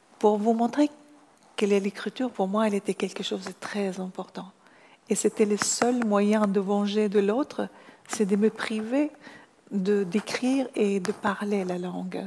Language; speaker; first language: French; non-native, fluent; Arabic